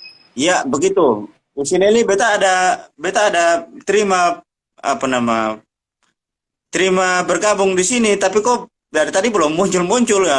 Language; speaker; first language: Indonesian; native; Indonesian